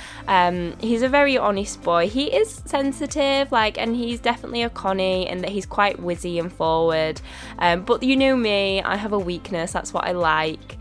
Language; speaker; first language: English; native; English